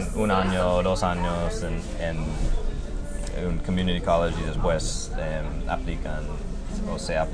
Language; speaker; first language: Spanish; non-native, fluent; English